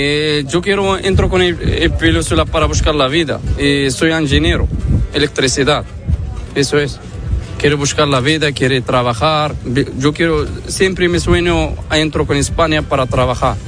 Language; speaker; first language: Spanish; non-native, learner; Arabic